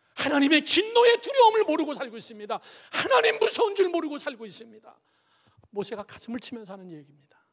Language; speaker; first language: Korean; native; Korean